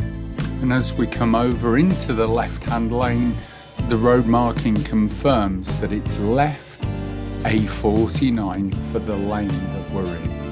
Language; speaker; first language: English; native; English